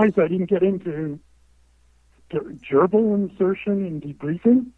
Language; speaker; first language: English; native; English